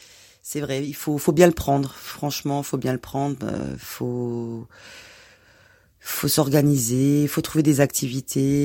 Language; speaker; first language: French; native; French